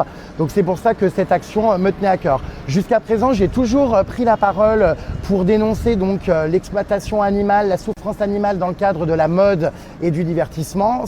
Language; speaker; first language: French; native; French